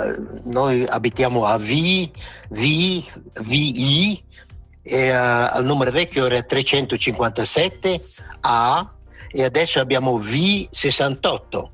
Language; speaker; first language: Italian; non-native, local second language; Romansh